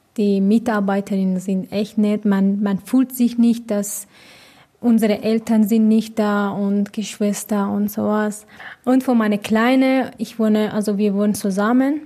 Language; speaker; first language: German; non-native, learner; Persian